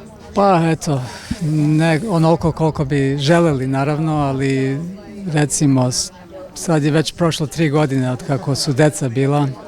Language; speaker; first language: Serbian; early bilingual, heritage; Serbian